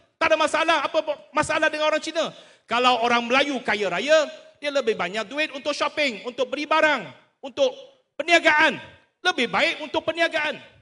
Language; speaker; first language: Malay; non-native, local second language; Chinese